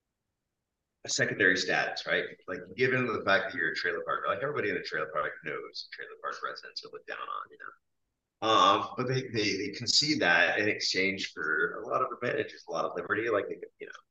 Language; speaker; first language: English; native; English